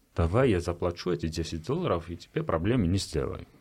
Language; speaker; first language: Russian; non-native, fluent; Georgian